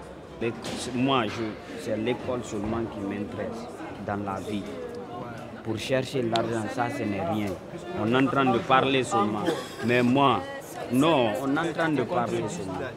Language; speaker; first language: French; non-native, learner; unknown